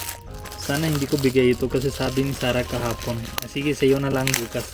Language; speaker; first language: Filipino; non-native, learner; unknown